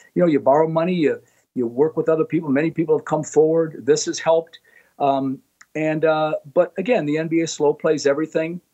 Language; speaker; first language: English; native; English